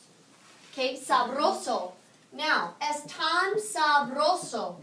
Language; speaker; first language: Spanish; non-native, fluent; English